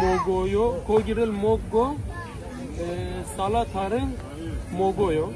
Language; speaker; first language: Korean; non-native, learner; Kurdish